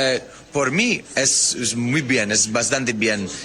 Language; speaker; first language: Spanish; non-native, learner; English